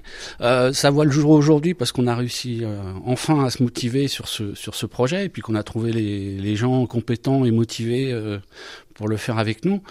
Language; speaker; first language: French; native; French